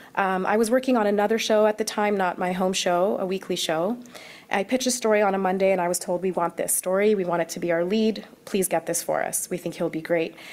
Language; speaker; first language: English; early bilingual, other home language; Arabic